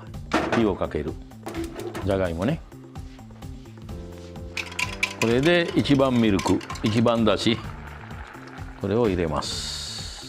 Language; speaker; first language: Japanese; non-native, fluent; Sinhala